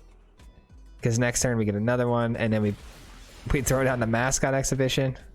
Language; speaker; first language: English; native; English